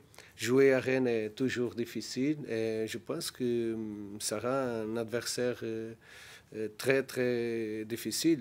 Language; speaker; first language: French; non-native, learner; Portuguese